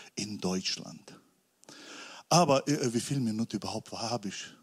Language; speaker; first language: German; non-native, learner; Russian